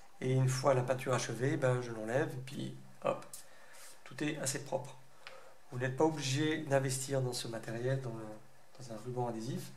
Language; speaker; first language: French; native; French